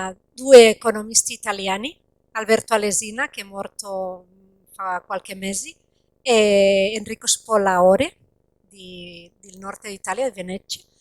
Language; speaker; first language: Italian; non-native, fluent; Catalan